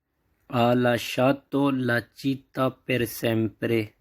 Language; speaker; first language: Italian; non-native, fluent; Urdu